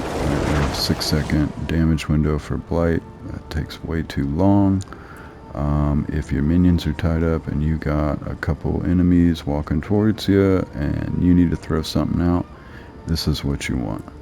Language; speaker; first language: English; native; English